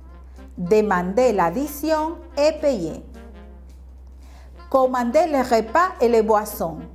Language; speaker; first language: French; non-native, fluent; Spanish